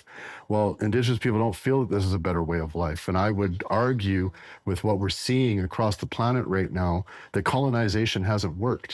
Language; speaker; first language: English; native; English